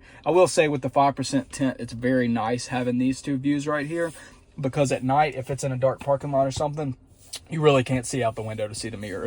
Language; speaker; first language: English; native; English